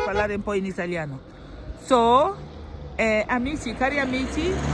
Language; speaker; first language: Italian; non-native, learner; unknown